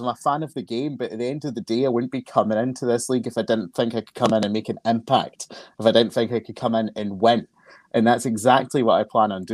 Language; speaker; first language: English; native; English